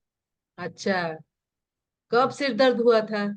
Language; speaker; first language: Hindi; native; Hindi